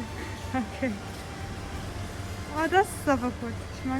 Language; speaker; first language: German; non-native, fluent; Mongolian